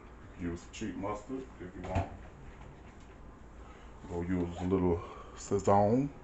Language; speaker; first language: English; native; English